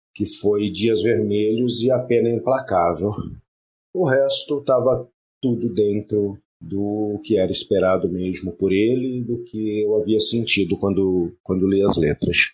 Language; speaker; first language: Portuguese; early bilingual, other home language; French